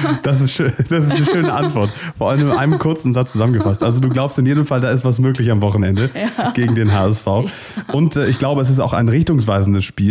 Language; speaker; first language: German; native; German